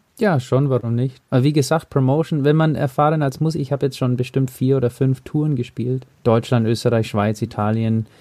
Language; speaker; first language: German; early bilingual, heritage; German